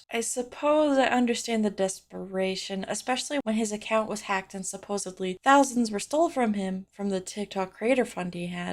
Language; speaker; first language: English; native; English